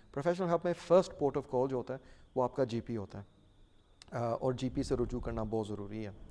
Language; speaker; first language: Urdu; non-native, local second language; Punjabi